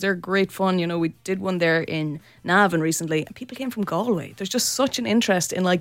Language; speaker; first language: English; native; English